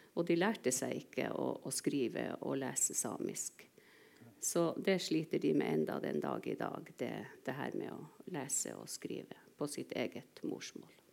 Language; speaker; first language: Norwegian; non-native, local second language; Northern Sami